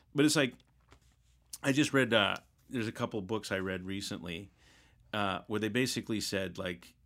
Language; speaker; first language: English; native; English